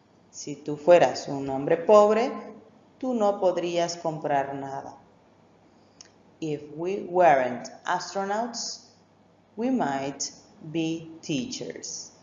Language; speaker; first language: Spanish; native; Spanish